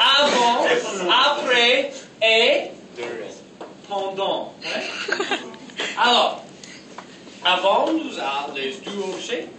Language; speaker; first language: French; non-native, local second language; English